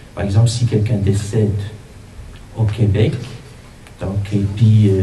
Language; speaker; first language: French; non-native, local second language; Arabic